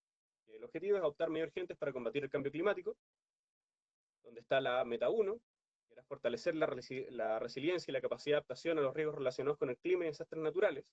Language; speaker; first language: Spanish; native; Spanish